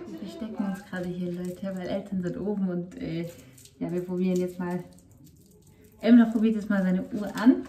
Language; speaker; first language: German; early bilingual, other home language; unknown